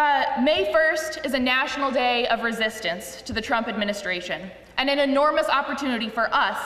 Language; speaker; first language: English; native; English